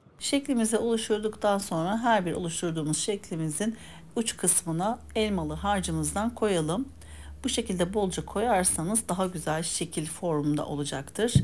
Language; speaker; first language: Turkish; native; Turkish